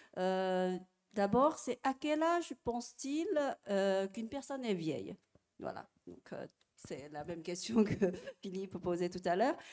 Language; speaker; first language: French; non-native, fluent; Chinese